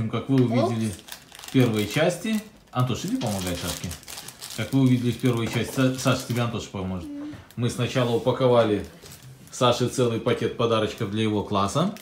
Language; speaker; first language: Russian; native; Russian